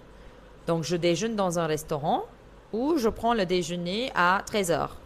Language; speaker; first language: French; non-native, fluent; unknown